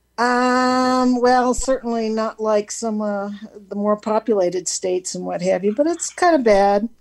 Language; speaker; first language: English; native; English